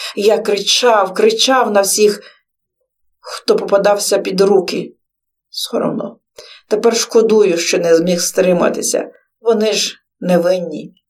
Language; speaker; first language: Ukrainian; native; Ukrainian